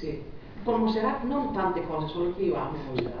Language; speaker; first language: Italian; non-native, fluent; Greek